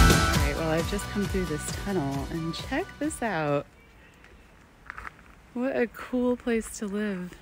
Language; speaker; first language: English; native; English